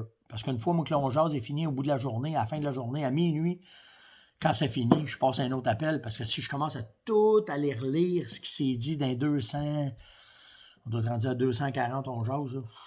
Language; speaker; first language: French; native; French